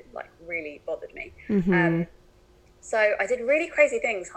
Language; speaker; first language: English; native; English